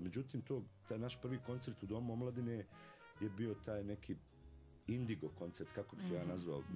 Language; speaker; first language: Serbian; native; Serbian